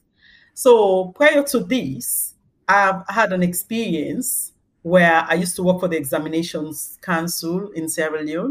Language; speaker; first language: English; non-native, local second language; Krio